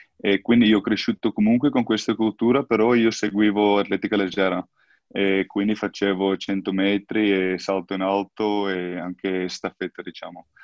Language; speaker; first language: Italian; non-native, fluent; Afrikaans